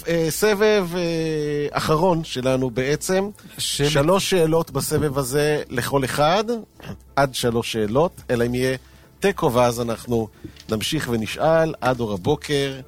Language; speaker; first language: Hebrew; native; Hebrew